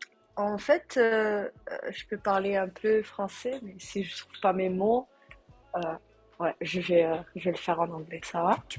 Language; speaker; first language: French; non-native, learner; Dutch